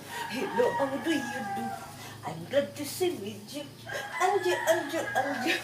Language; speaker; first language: English; non-native, learner; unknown